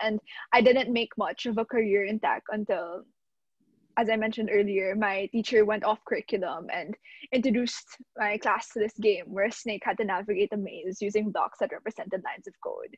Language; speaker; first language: English; non-native, local second language; Filipino